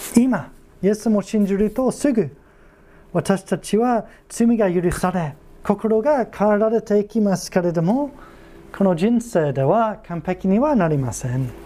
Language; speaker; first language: Japanese; non-native, fluent; English